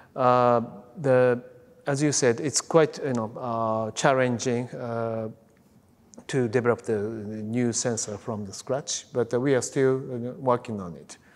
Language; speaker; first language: English; non-native, fluent; Japanese